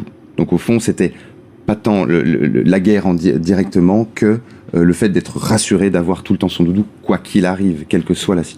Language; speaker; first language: French; native; French